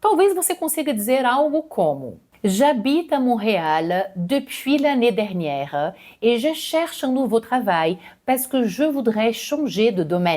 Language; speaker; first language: French; non-native, fluent; Portuguese